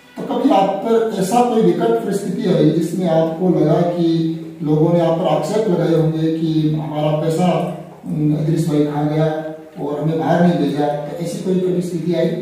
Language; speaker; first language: Hindi; native; Hindi